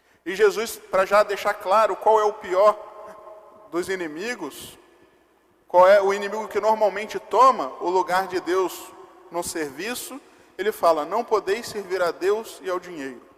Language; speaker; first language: Portuguese; native; Portuguese